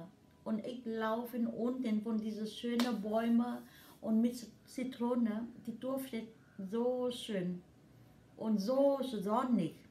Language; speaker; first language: German; non-native, learner; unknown